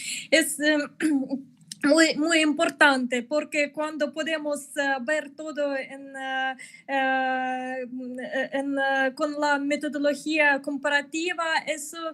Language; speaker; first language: Spanish; non-native, fluent; Russian